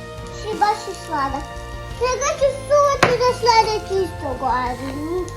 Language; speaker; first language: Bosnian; early bilingual, heritage; Serbian